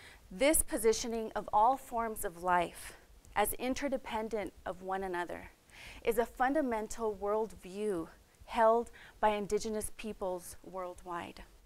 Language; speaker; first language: English; native; English